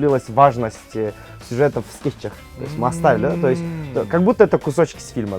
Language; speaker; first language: Russian; native; Russian